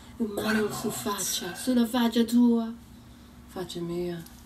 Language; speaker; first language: Italian; non-native, learner; English